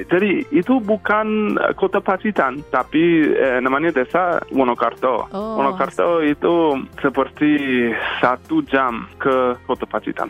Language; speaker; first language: Indonesian; non-native, fluent; English